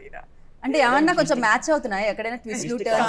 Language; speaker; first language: Telugu; native; Telugu